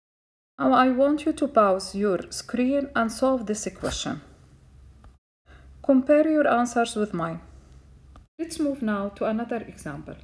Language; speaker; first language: English; non-native, fluent; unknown